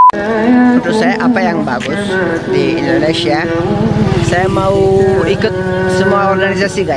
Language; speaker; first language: Indonesian; non-native, learner; Turkish